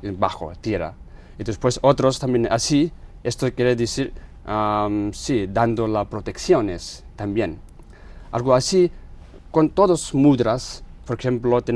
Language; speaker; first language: Spanish; non-native, learner; Tibetan